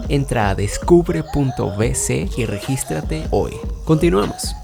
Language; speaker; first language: Spanish; native; Spanish